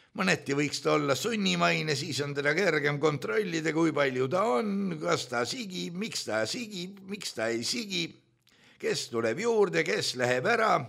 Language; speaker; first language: Estonian; native; Estonian